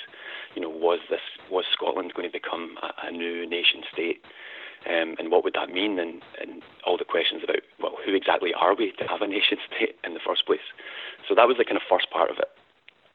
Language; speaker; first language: English; native; English